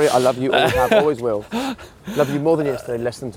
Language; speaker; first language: English; native; English